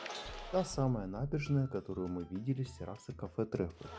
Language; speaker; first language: Russian; native; Russian